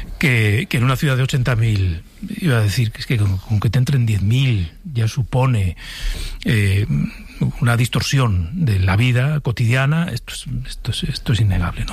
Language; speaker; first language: Spanish; native; Spanish